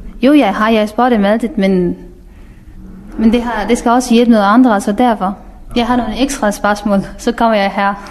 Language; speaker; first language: Danish; non-native, fluent; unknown